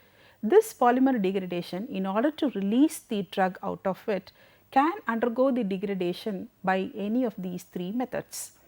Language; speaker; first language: English; non-native, local second language; Tamil